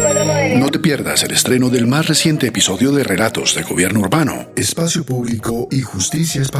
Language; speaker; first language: Spanish; native; Spanish